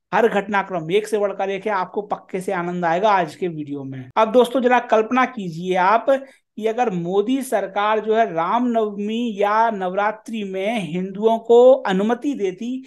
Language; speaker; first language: Hindi; native; Hindi